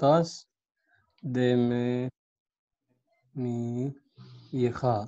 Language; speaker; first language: Spanish; non-native, learner; Hindi